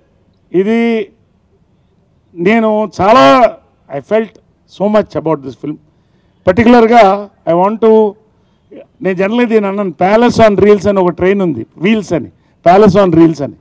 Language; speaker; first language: Telugu; native; Telugu